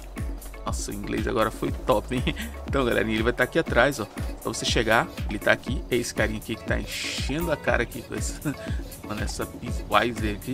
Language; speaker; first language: Portuguese; native; Portuguese